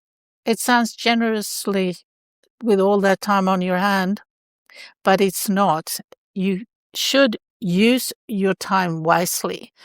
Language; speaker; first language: English; non-native, fluent; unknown